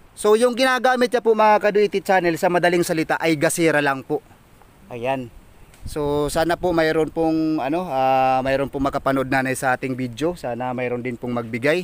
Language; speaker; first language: Filipino; non-native, local second language; Waray